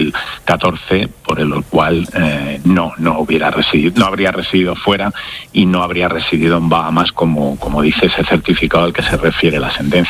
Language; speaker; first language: Spanish; native; Spanish